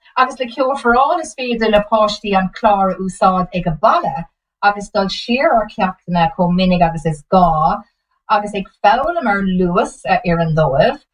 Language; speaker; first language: Irish; non-native, local second language; English